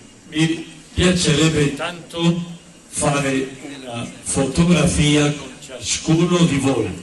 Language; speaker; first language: Italian; non-native, fluent; Spanish